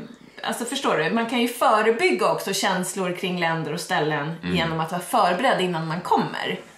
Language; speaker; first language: Swedish; native; Swedish